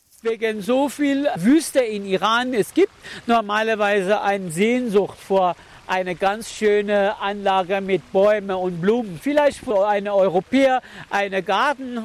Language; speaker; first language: German; non-native, learner; Persian